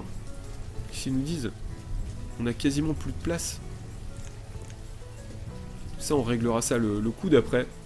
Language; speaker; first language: French; native; French